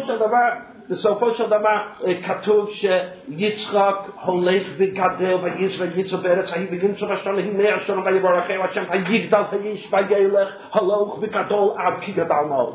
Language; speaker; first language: Hebrew; non-native, fluent; English